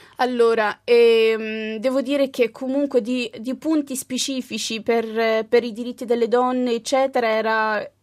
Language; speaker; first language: Italian; early bilingual, other home language; Arabic